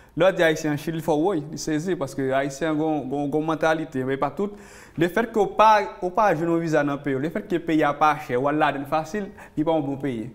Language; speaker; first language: French; non-native, local second language; Haitian Creole